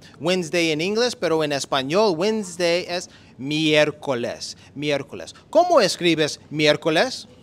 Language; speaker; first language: Spanish; non-native, learner; English